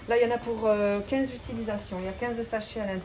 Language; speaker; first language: French; native; French